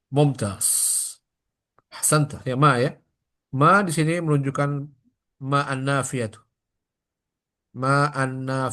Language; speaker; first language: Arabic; non-native, fluent; Indonesian